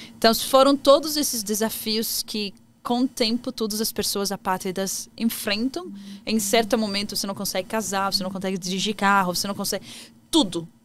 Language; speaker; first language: Portuguese; non-native, fluent; Arabic